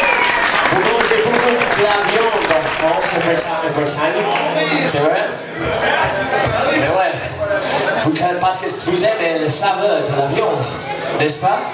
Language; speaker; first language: French; non-native, learner; English